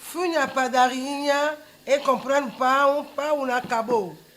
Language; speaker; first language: Portuguese; non-native, learner; Lingala